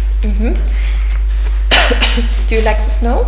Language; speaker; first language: English; non-native, fluent; German